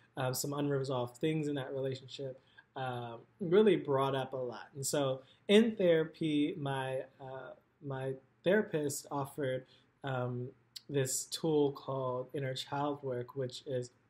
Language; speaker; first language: English; native; English